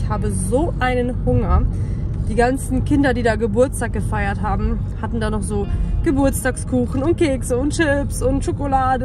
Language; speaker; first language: German; native; German